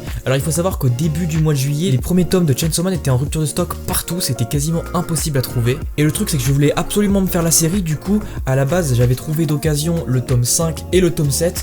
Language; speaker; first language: French; native; French